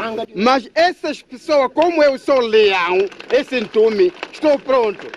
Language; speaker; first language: Portuguese; non-native, local second language; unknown